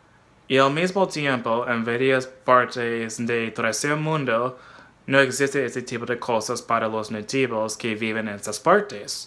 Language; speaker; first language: Spanish; non-native, fluent; English